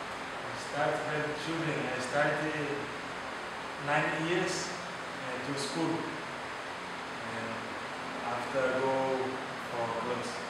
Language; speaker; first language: English; non-native, learner; Portuguese